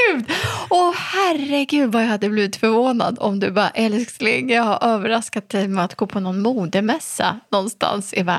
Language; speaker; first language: Swedish; native; Swedish